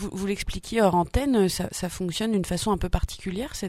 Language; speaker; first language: French; native; French